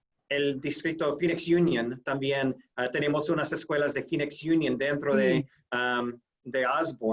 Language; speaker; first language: Spanish; non-native, fluent; English